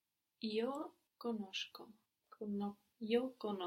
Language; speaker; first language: Italian; non-native, learner; English